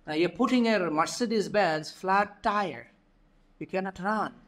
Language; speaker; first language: English; non-native, local second language; Bangla